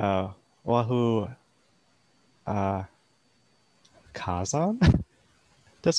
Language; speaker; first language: Japanese; non-native, learner; English